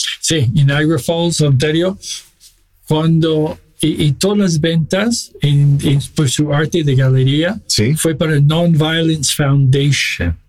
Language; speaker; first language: Spanish; non-native, fluent; English